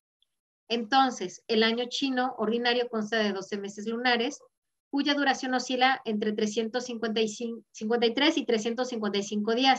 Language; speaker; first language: Spanish; native; Spanish